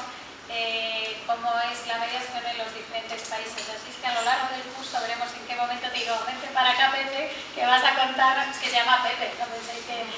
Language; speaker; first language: Spanish; native; Spanish